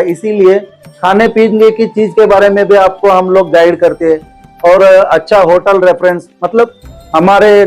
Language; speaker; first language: Hindi; non-native, local second language; Kannada